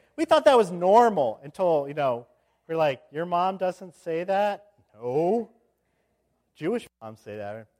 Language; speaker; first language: English; native; English